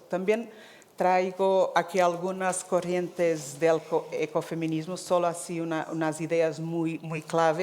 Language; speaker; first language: Spanish; non-native, fluent; Portuguese